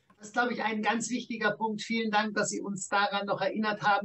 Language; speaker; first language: German; native; German